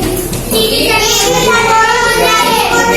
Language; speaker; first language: Indonesian; native; Indonesian